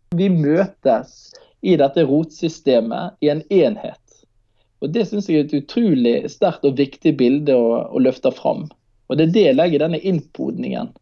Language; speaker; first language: Norwegian; native; Norwegian